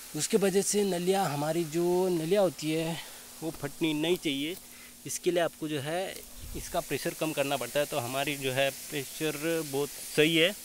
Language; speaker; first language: Hindi; non-native, local second language; Marathi